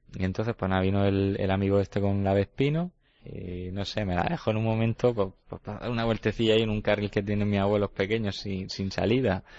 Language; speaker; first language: Spanish; native; Spanish